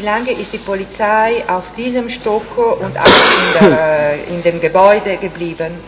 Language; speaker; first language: German; non-native, fluent; Italian